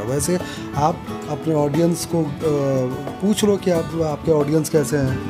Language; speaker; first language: Hindi; native; Hindi